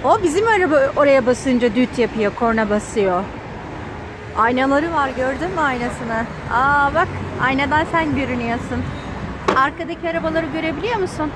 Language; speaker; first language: Turkish; native; Turkish